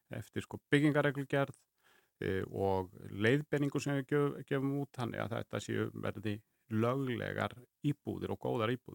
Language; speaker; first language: Icelandic; native; Icelandic